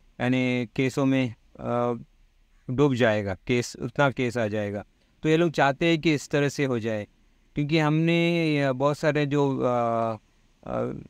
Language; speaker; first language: Hindi; non-native, local second language; Malayalam